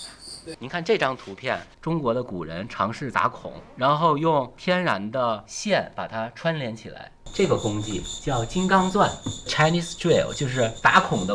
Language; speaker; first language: Chinese; native; Chinese